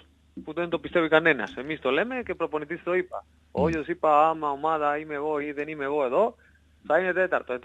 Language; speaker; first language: Greek; non-native, learner; Spanish